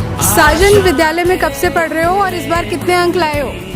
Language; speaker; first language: Hindi; native; Hindi